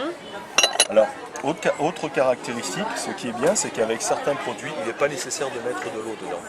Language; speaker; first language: French; native; French